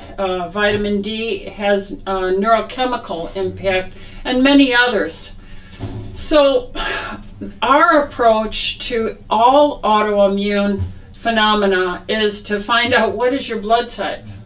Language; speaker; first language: English; native; English